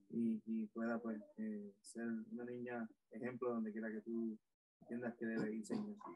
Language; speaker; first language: Spanish; native; Spanish